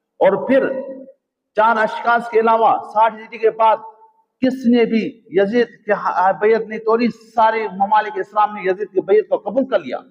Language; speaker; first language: Urdu; non-native, local second language; Sindhi